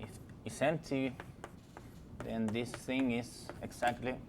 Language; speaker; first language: English; non-native, fluent; Spanish